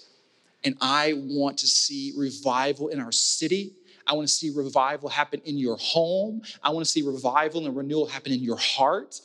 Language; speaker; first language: English; native; English